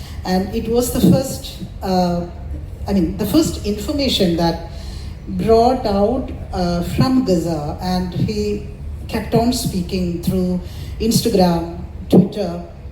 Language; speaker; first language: English; non-native, local second language; Malayalam